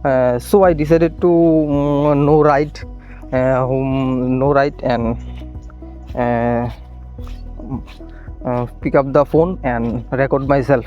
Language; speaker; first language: English; non-native, learner; Hindi